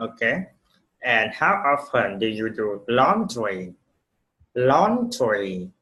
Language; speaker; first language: English; non-native, fluent; Vietnamese